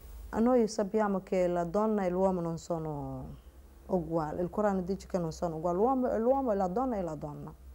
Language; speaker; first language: Italian; non-native, learner; Somali